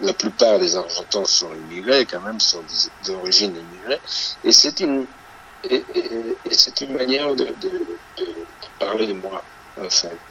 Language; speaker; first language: French; non-native, fluent; Spanish